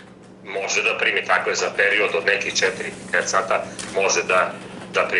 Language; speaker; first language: Serbian; native; Serbian